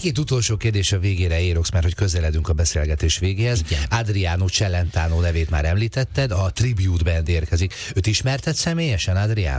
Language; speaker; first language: Hungarian; native; Hungarian